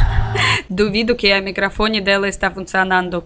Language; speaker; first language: Portuguese; non-native, learner; Russian